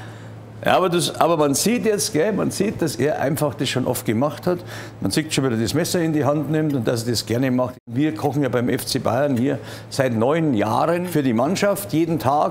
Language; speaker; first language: German; native; German